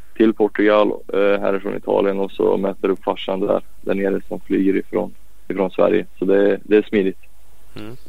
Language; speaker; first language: Swedish; native; Swedish